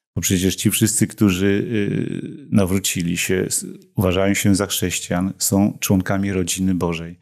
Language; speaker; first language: Polish; native; Polish